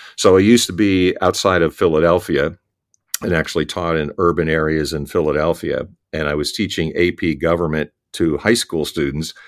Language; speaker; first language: English; native; English